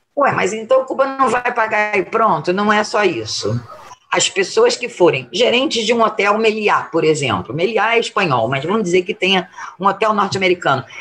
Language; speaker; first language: Portuguese; native; Portuguese